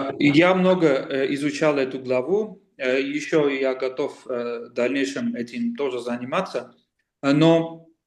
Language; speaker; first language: Russian; non-native, local second language; Armenian